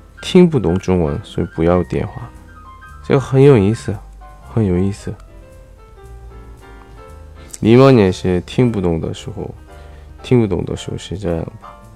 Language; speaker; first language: Chinese; non-native, learner; Korean